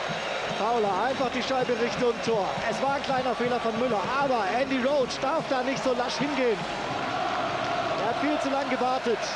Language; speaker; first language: German; native; German